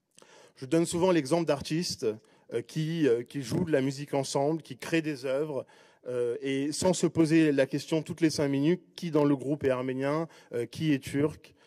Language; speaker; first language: French; native; French